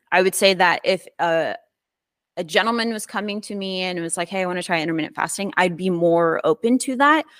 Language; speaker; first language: English; native; English